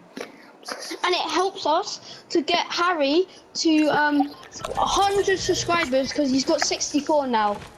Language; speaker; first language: English; native; English